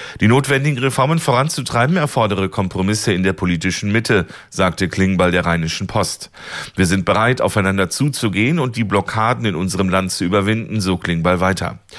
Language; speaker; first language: German; native; German